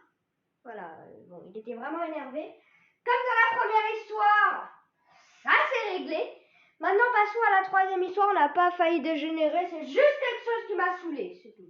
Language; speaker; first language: French; native; French